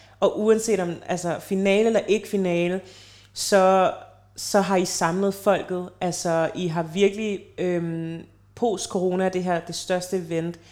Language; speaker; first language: Danish; early bilingual, other home language; French